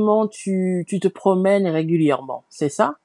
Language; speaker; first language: French; non-native, fluent; English